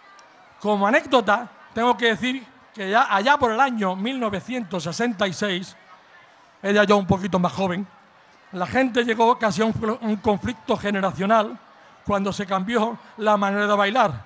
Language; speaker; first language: Spanish; native; Spanish